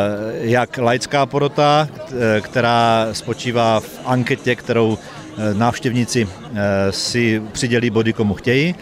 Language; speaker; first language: Czech; native; Czech